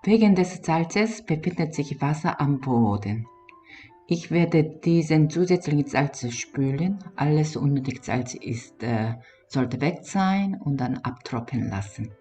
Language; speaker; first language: German; non-native, learner; Korean